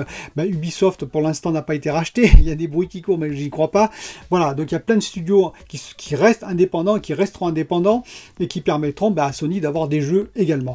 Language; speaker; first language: French; native; French